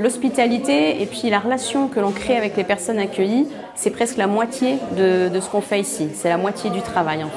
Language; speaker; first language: French; native; French